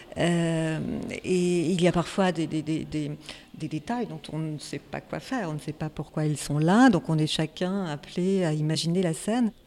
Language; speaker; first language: French; native; French